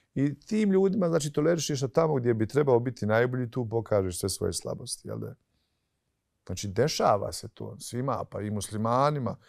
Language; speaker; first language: Bosnian; native; Bosnian